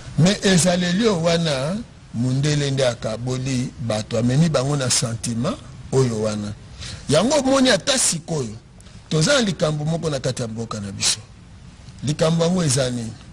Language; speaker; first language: Lingala; non-native, local second language; Kongo